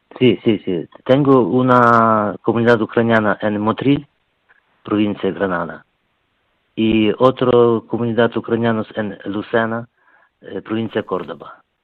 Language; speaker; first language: Spanish; non-native, learner; Ukrainian